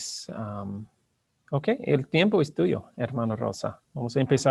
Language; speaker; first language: Spanish; non-native, learner; English